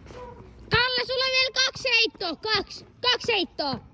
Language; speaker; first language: Finnish; native; Finnish